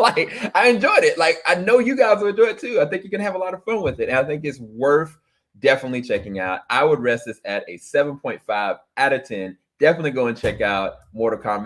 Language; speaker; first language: English; native; English